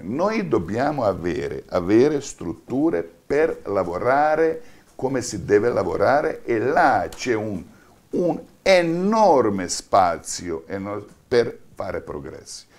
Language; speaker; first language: Italian; non-native, fluent; Croatian